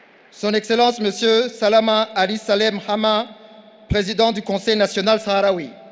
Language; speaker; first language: French; non-native, local second language; Kinyarwanda